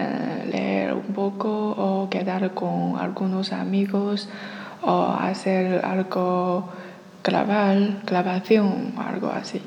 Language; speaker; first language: Spanish; non-native, learner; Chinese